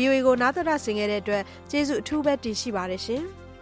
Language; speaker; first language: Burmese; native; Burmese